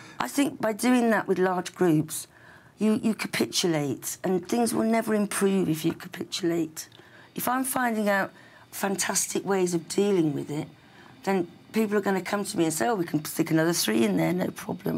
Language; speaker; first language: English; native; English